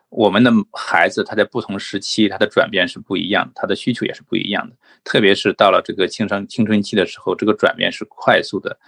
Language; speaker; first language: Chinese; native; Chinese